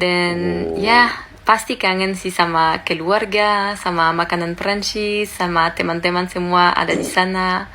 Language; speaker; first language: Indonesian; non-native, fluent; French